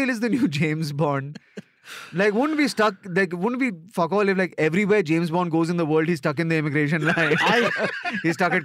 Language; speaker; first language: English; non-native, local second language; Hindi